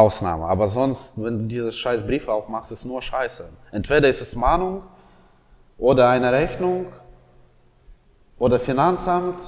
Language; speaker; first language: German; non-native, fluent; Russian